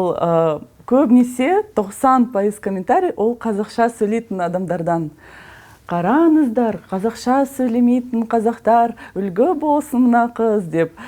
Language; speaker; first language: Kazakh; non-native, learner; Russian